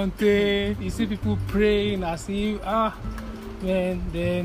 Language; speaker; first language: English; non-native, local second language; Yoruba